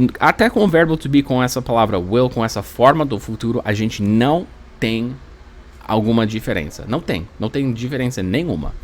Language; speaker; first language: Portuguese; non-native, fluent; English